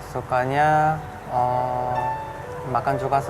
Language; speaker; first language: Indonesian; non-native, learner; Korean